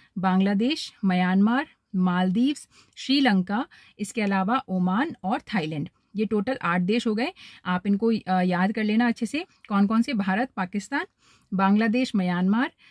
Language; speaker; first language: Hindi; native; Hindi